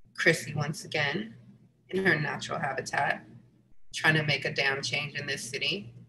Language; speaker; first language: English; native; English